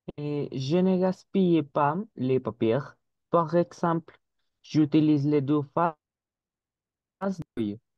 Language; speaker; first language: French; non-native, learner; Spanish